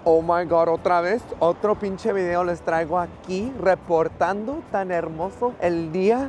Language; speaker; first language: Spanish; early bilingual, heritage; Spanish